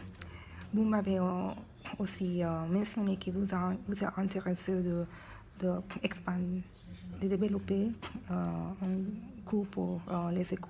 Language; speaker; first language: French; non-native, learner; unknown